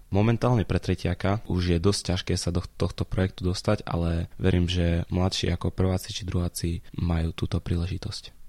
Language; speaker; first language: Slovak; native; Slovak